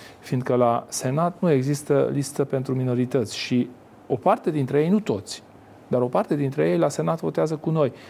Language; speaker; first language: Romanian; non-native, local second language; Hungarian